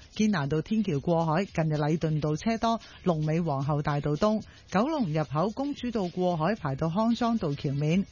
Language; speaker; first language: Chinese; non-native, local second language; Cantonese